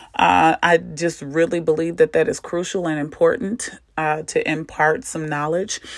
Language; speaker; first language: English; native; English